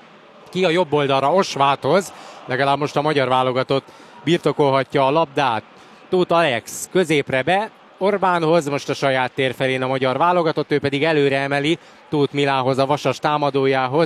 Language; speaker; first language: Hungarian; native; Hungarian